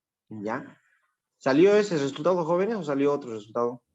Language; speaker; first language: Spanish; native; Spanish